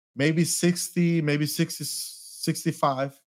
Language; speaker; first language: English; non-native, fluent; Spanish